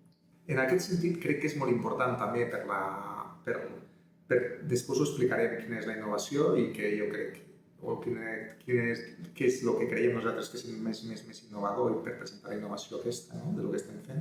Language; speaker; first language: Catalan; native; Catalan